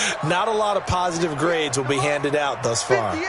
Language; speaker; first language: English; native; English